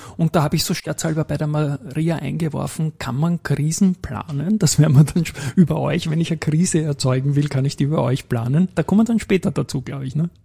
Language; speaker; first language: German; native; German